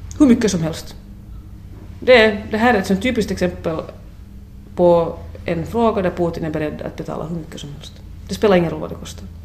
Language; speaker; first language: Swedish; native; Swedish